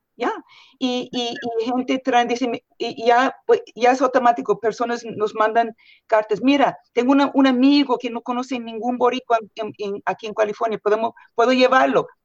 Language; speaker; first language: Spanish; non-native, fluent; English